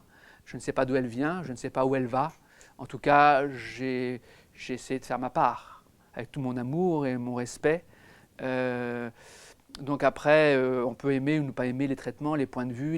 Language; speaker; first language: French; native; French